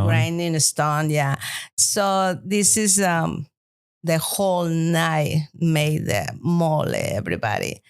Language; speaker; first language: English; non-native, learner; Spanish